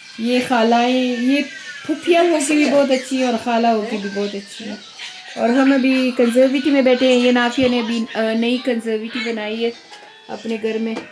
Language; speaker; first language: Urdu; non-native, local second language; Pashto